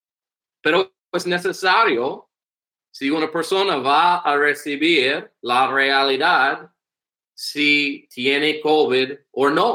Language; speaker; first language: Spanish; non-native, learner; English